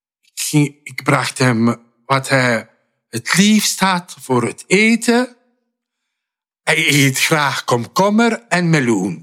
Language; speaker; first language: Dutch; non-native, fluent; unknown